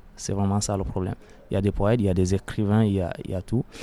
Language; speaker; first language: French; non-native, fluent; Arabic